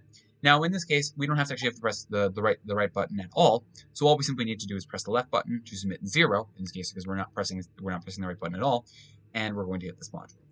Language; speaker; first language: English; native; English